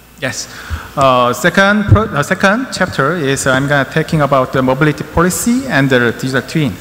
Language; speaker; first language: English; non-native, learner; Korean